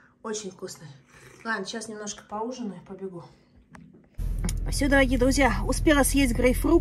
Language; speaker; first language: Russian; native; Russian